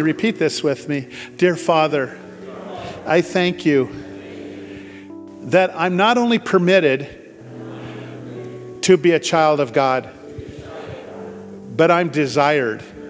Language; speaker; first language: English; native; English